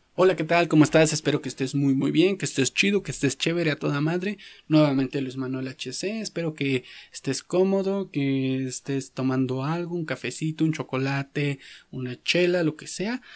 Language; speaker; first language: Spanish; native; Spanish